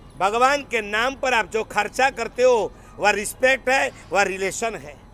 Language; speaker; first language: Hindi; non-native, local second language; Gujarati